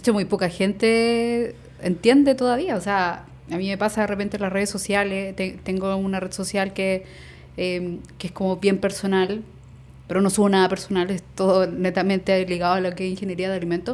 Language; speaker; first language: Spanish; native; Spanish